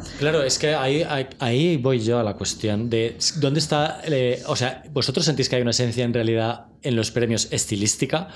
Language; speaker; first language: Spanish; native; Spanish